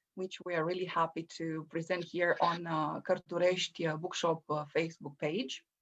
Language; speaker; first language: English; non-native, fluent; Romanian